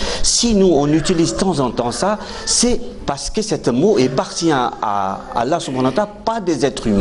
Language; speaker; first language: French; non-native, fluent; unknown